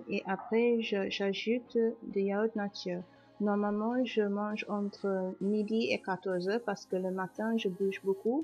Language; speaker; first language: French; non-native, fluent; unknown